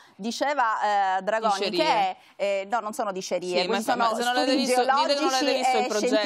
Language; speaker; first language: Italian; native; Italian